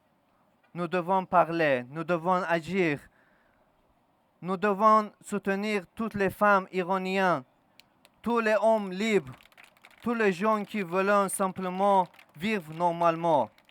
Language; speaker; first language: French; non-native, learner; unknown